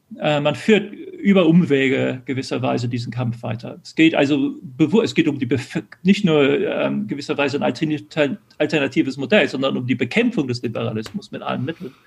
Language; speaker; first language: German; early bilingual, other home language; English